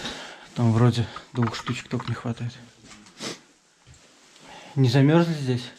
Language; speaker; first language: Russian; native; Russian